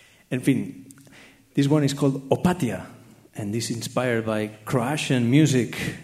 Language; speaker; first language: English; non-native, fluent; Catalan